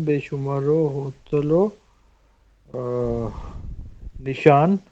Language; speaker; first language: Persian; non-native, learner; Urdu